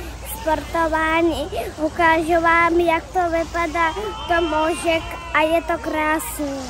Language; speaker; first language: Czech; early bilingual, other home language; Russian